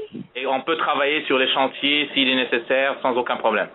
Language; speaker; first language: French; native; French